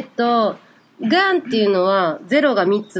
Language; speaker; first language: Japanese; native; Japanese